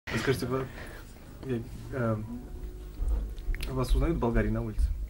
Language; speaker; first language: Russian; native; Russian